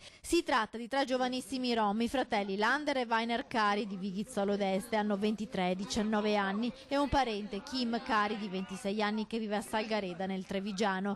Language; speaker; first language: Italian; native; Italian